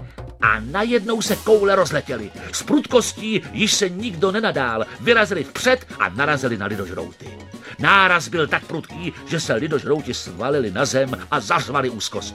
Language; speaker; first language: Czech; native; Czech